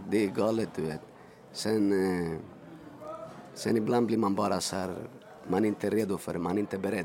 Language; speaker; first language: Swedish; early bilingual, other home language; Spanish